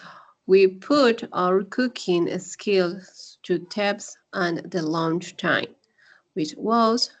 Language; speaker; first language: English; non-native, learner; Spanish